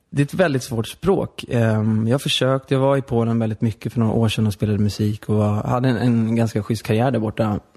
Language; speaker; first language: Swedish; native; Swedish